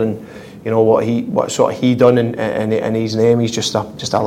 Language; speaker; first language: English; native; English